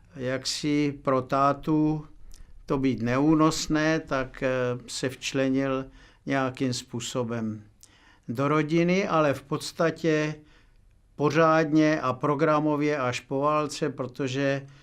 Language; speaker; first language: Czech; native; Czech